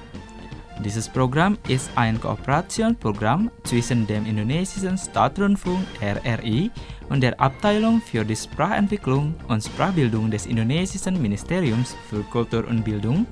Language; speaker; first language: German; non-native, fluent; Indonesian